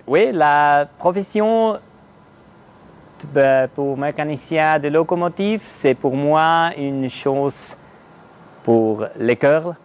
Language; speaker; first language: French; non-native, learner; German